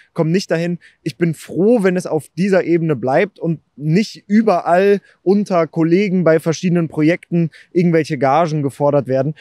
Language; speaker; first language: German; native; German